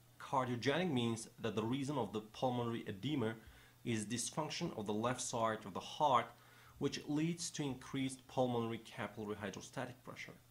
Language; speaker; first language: English; non-native, fluent; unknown